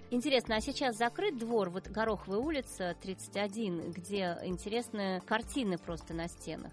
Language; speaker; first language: Russian; native; Russian